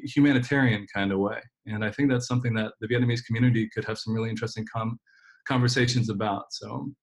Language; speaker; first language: English; native; English